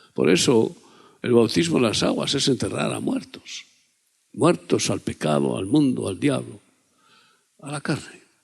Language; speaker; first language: Spanish; native; Spanish